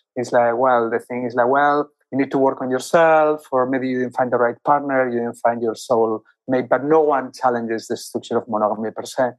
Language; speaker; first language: English; non-native, fluent; Spanish